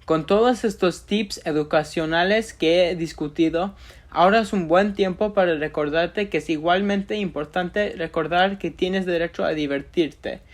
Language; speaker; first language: Spanish; early bilingual, other home language; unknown